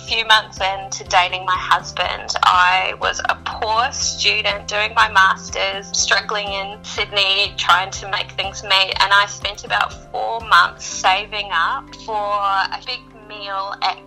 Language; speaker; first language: English; native; English